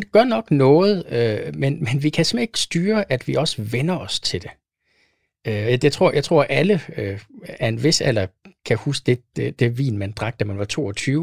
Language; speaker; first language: Danish; native; Danish